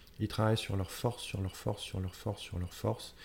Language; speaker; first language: French; native; French